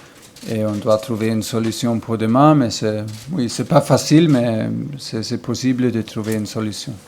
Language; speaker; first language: French; non-native, learner; German